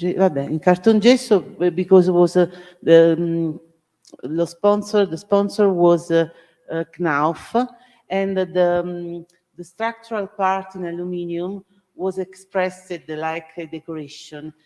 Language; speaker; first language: English; non-native, learner; Italian